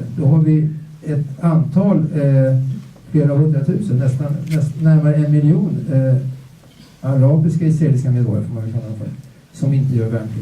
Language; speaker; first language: Swedish; native; Swedish